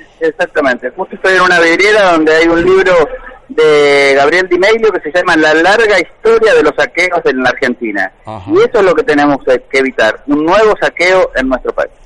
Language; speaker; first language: Spanish; native; Spanish